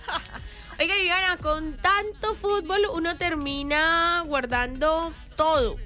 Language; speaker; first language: Spanish; native; Spanish